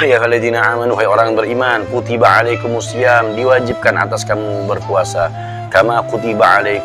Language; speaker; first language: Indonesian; native; Indonesian